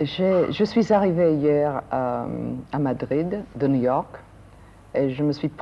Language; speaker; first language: French; non-native, fluent; English